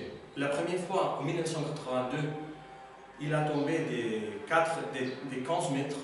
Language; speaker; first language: French; non-native, learner; Spanish